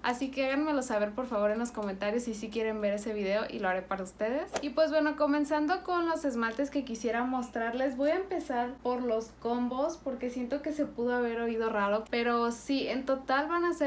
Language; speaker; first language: Spanish; native; Spanish